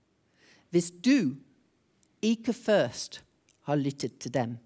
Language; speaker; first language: Norwegian; non-native, fluent; English